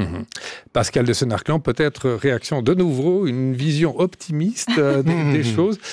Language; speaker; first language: French; native; French